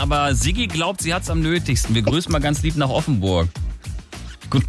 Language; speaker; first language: German; native; German